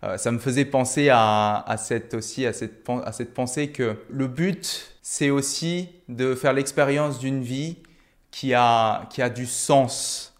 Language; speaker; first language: French; early bilingual, other home language; Korean